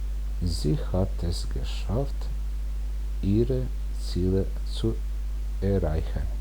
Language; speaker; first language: German; non-native, fluent; Bosnian